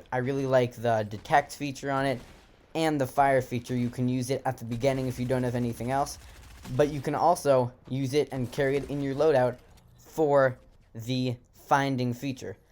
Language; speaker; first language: English; native; English